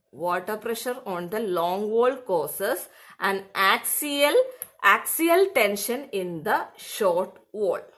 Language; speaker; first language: English; non-native, local second language; Malayalam